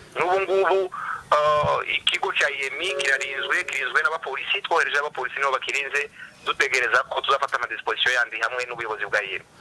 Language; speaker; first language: Kinyarwanda; native; Kinyarwanda